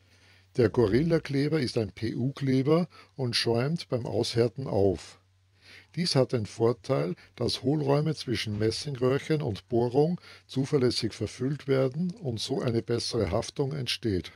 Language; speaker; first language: German; native; German